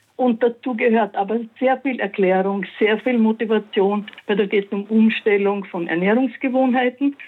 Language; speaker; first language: German; native; German